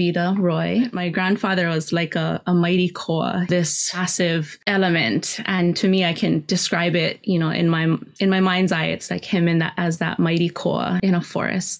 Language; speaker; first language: English; native; English